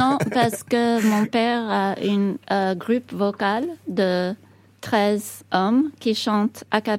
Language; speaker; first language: French; non-native, learner; English